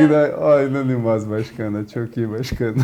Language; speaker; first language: Turkish; non-native, learner; Portuguese